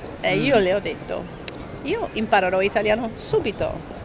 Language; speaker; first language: Italian; non-native, fluent; English